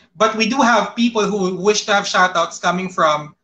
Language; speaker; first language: English; non-native, local second language; Filipino